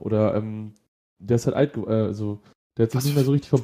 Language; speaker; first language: German; native; German